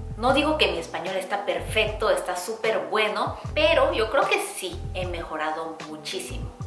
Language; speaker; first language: Spanish; non-native, fluent; Korean